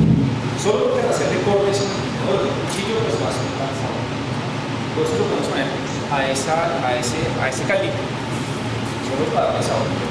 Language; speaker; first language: Spanish; native; Spanish